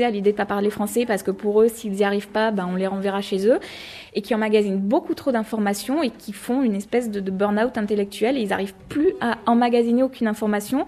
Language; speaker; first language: French; native; French